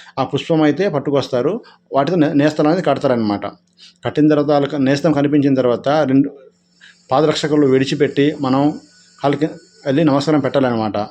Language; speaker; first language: Telugu; non-native, local second language; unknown